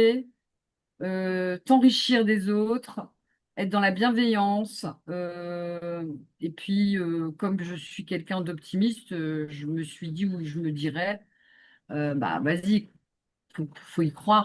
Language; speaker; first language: French; native; French